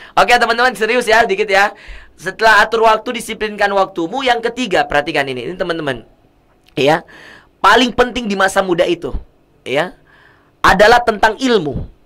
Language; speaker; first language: Indonesian; native; Indonesian